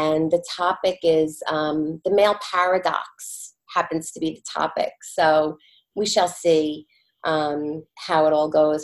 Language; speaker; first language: English; native; English